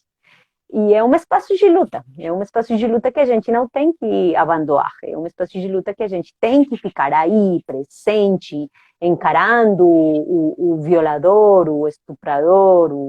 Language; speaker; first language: Portuguese; non-native, fluent; Spanish